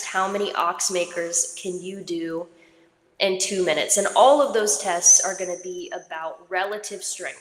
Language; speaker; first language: English; native; English